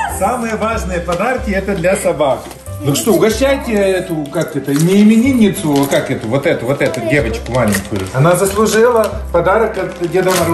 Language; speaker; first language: Russian; native; Russian